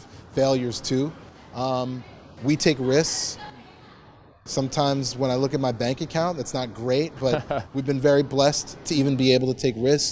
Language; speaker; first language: English; native; English